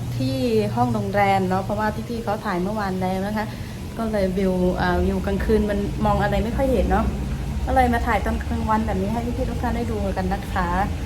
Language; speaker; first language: Thai; non-native, local second language; Shan